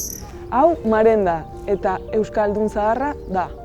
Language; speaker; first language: Basque; non-native, local second language; Spanish